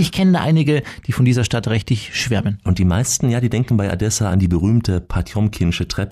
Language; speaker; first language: German; native; German